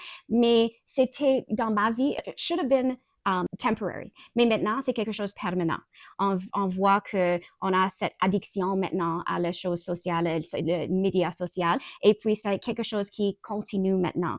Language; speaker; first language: French; non-native, learner; English